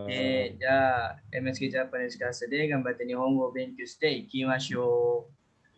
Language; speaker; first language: Japanese; non-native, fluent; Indonesian